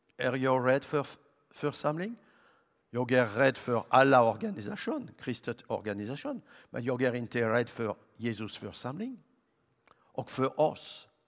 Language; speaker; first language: Swedish; non-native, learner; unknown